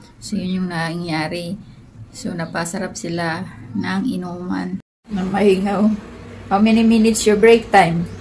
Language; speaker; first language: Filipino; native; Filipino